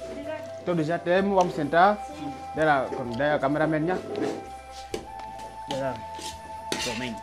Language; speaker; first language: Portuguese; non-native, learner; Vietnamese